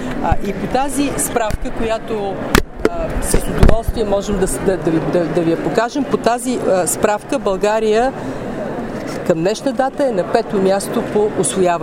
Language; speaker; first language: Bulgarian; native; Bulgarian